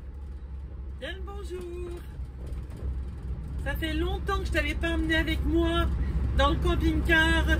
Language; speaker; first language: French; native; French